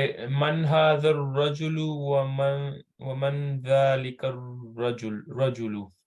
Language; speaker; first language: Arabic; non-native, learner; English